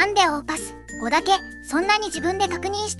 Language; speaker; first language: Japanese; native; Japanese